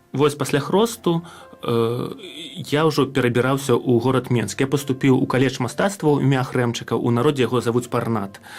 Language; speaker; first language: Belarusian; native; Belarusian